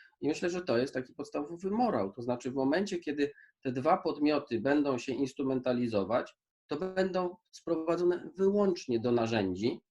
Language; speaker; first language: Polish; native; Polish